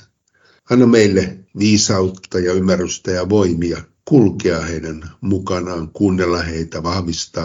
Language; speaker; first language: Finnish; native; Finnish